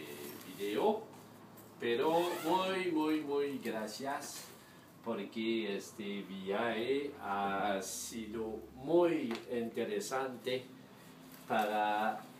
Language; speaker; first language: Spanish; non-native, learner; French